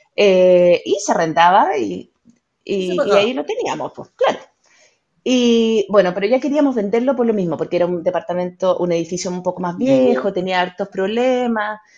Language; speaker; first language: Spanish; native; Spanish